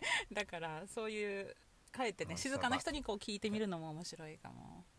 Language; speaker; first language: Japanese; native; Japanese